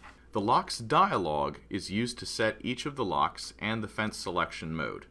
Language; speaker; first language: English; native; English